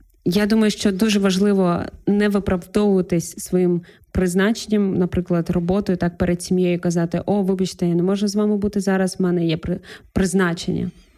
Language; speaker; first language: Ukrainian; native; Ukrainian